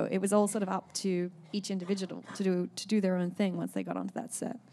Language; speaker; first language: English; native; English